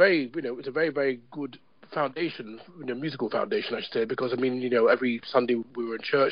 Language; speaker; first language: English; native; English